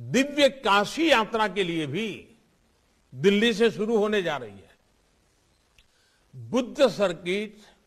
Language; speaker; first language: Hindi; non-native, local second language; Gujarati